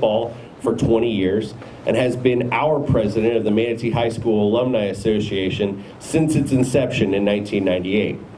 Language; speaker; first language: English; native; English